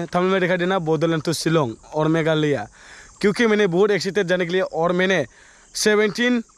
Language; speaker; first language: Hindi; non-native, local second language; Bodo